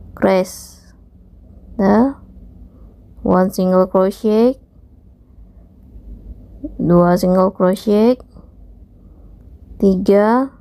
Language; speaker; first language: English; non-native, local second language; Indonesian